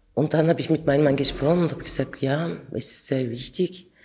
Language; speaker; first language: German; non-native, fluent; Turkish